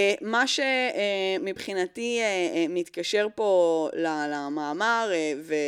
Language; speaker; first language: Hebrew; early bilingual, other home language; English